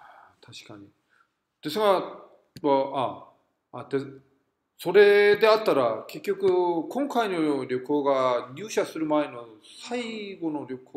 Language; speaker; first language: Japanese; non-native, fluent; Korean